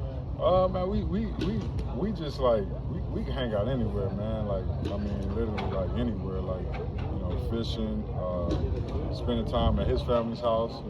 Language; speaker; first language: English; native; English